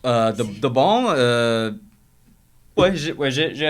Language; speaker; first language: French; non-native, learner; English